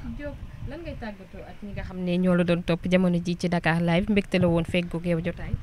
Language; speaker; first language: Wolof; native; Wolof